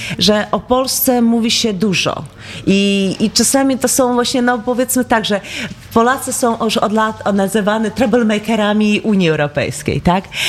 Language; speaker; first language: Polish; non-native, fluent; Latvian